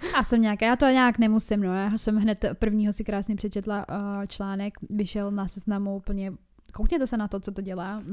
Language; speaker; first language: Czech; native; Czech